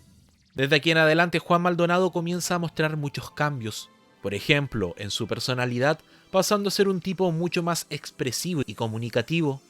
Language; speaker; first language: Spanish; native; Spanish